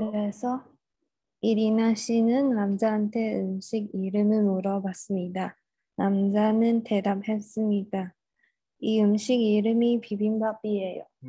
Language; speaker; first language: Korean; non-native, learner; Malay